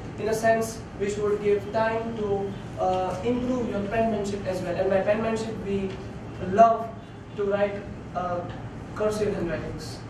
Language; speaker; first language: English; non-native, local second language; Gujarati